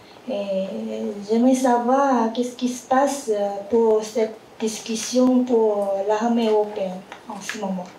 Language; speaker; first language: French; non-native, fluent; Korean